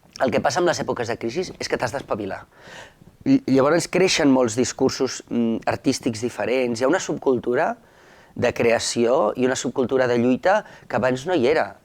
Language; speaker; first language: Catalan; native; Catalan